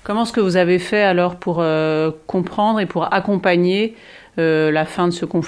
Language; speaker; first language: French; native; French